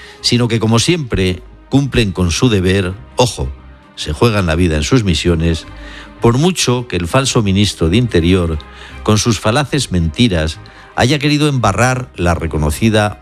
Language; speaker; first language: Spanish; native; Spanish